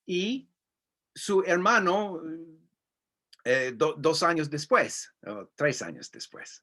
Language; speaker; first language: Spanish; non-native, fluent; English